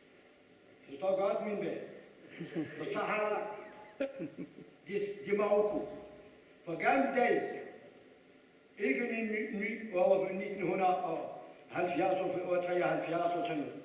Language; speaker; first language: Danish; non-native, learner; Arabic